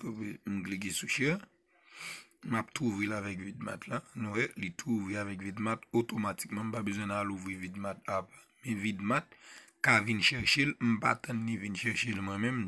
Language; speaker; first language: French; non-native, learner; Haitian Creole